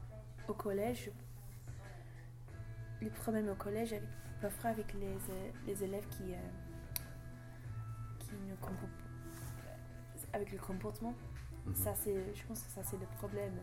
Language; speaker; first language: French; non-native, learner; English